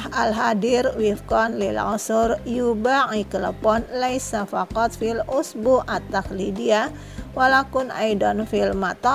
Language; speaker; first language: Arabic; non-native, fluent; Indonesian